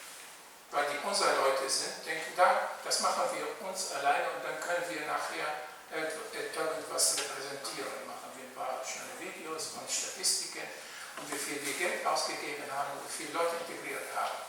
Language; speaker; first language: German; non-native, fluent; Arabic